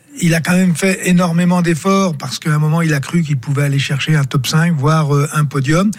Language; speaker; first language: French; native; French